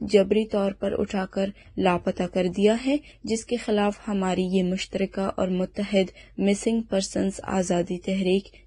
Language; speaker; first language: Urdu; non-native, local second language; Baluchi